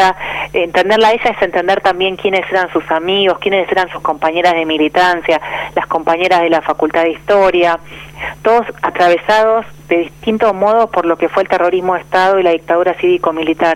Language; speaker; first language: Spanish; native; Spanish